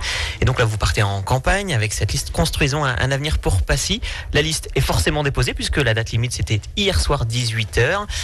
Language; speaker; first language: French; native; French